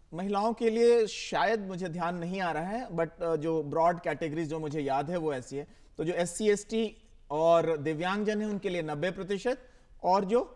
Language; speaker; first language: Hindi; native; Hindi